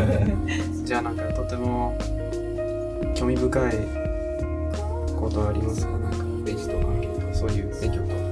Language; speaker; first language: Japanese; non-native, learner; English